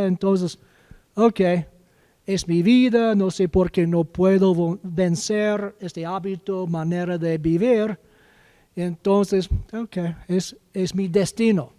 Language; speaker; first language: Spanish; non-native, learner; English